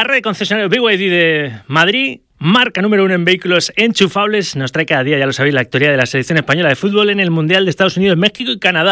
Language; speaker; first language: Spanish; native; Spanish